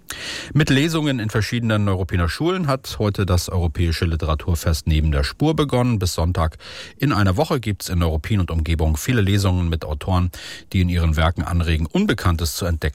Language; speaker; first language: German; native; German